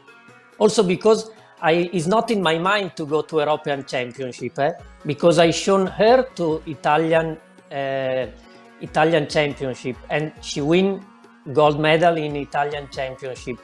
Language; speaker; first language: English; non-native, learner; Italian